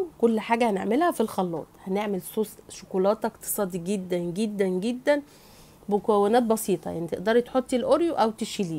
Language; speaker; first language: Arabic; native; Arabic